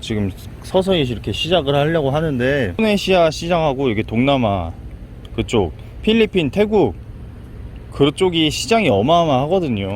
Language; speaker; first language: Korean; native; Korean